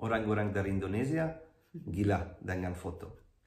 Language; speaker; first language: Indonesian; non-native, learner; Hungarian